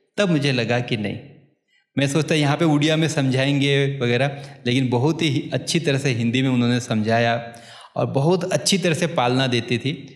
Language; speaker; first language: Hindi; non-native, local second language; Odia